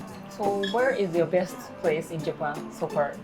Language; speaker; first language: English; non-native, learner; Japanese